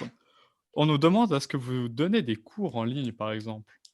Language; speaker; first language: French; native; French